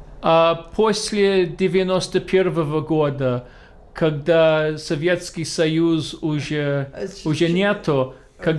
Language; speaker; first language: Russian; non-native, fluent; English